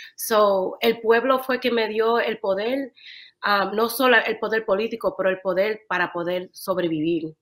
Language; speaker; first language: Spanish; early bilingual, heritage; Spanish